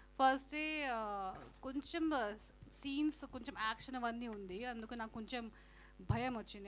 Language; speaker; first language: Telugu; non-native, fluent; Hindi